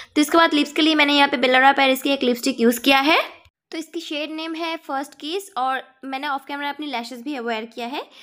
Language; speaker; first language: Hindi; non-native, local second language; Bangla